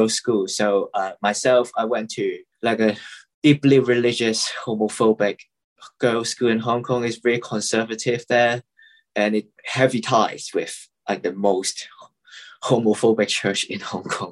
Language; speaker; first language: English; non-native, local second language; Cantonese